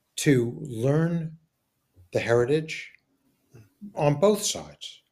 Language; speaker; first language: English; native; English